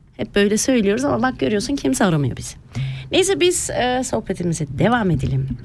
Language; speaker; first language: Turkish; early bilingual, heritage; Turkish